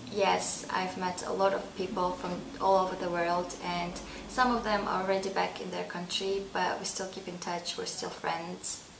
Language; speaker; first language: English; non-native, fluent; Russian